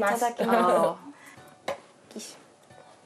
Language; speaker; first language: Japanese; non-native, learner; Cantonese